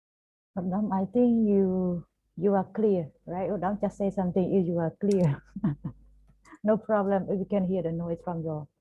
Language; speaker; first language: English; non-native, fluent; Khmer